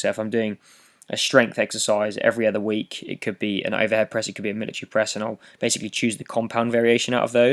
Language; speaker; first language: English; native; English